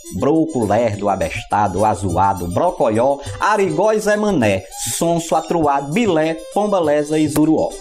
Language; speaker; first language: Portuguese; native; Portuguese